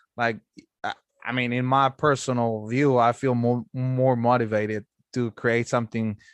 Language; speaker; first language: English; non-native, fluent; Spanish